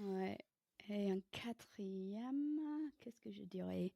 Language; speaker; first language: French; non-native, fluent; English